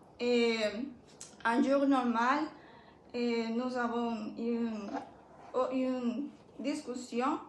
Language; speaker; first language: French; non-native, learner; Spanish